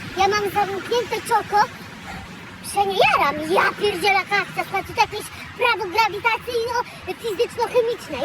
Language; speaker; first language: Polish; native; Polish